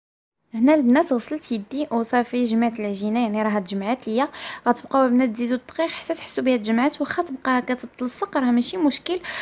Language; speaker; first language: Arabic; native; Arabic